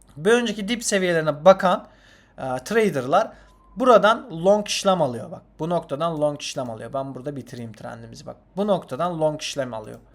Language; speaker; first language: Turkish; non-native, fluent; Azerbaijani